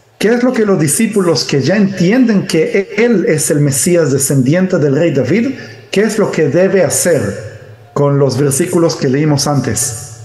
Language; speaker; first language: Spanish; early bilingual, heritage; Spanish